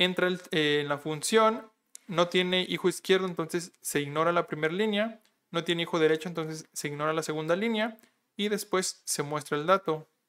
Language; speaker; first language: Spanish; native; Spanish